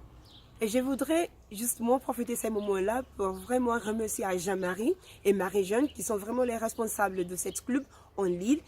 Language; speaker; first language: French; non-native, fluent; Spanish